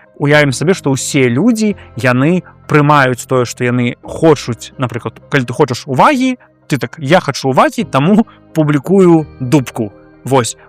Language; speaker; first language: Belarusian; non-native, local second language; Russian